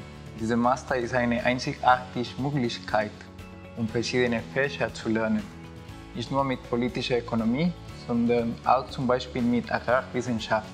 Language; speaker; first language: German; non-native, fluent; Spanish